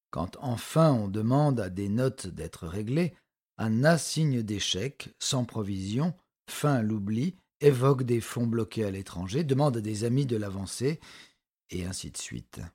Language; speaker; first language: French; native; French